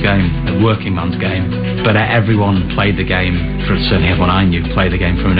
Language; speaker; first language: English; native; English